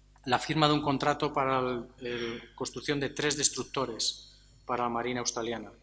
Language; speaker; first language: Spanish; native; Spanish